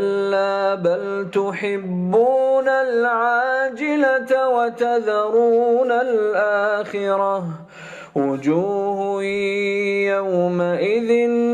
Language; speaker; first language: Arabic; native; Arabic